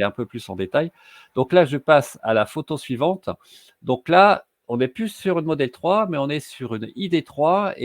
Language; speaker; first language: French; native; French